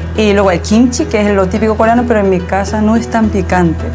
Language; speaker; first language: Spanish; early bilingual, other home language; Korean